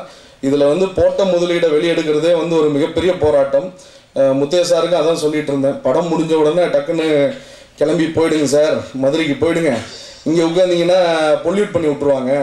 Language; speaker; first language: Tamil; native; Tamil